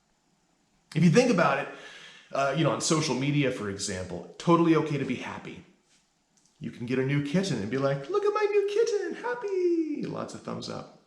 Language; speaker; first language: English; native; English